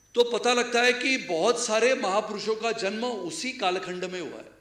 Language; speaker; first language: Hindi; non-native, local second language; Marathi